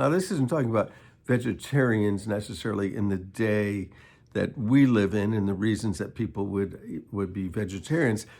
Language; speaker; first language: English; native; English